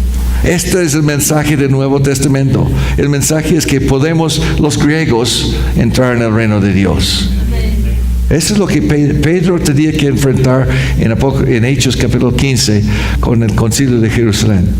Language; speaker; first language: Spanish; non-native, fluent; English